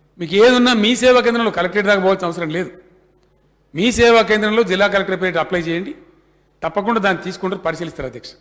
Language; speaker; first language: Telugu; native; Telugu